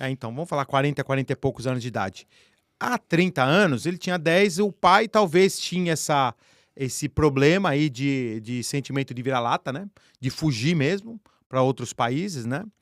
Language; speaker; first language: Portuguese; native; Portuguese